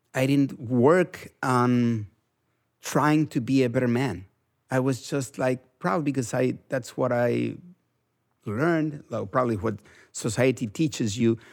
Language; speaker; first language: English; non-native, fluent; Spanish